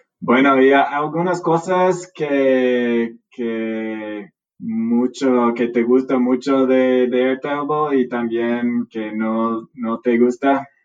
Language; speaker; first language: Spanish; non-native, learner; English